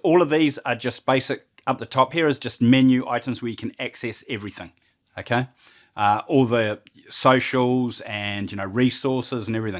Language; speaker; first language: English; native; English